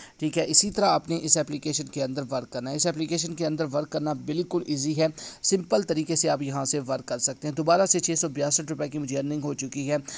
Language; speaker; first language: Urdu; non-native, local second language; Saraiki